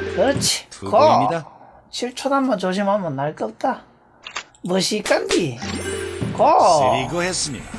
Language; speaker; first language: Korean; native; Korean